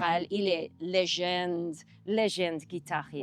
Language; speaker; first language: French; non-native, learner; English